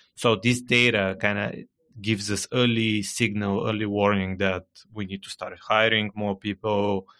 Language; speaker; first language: English; non-native, fluent; Bulgarian